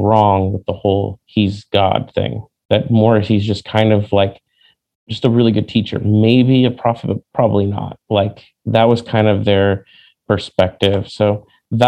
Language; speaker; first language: English; native; English